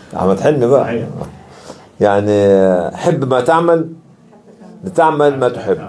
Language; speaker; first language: Arabic; native; Arabic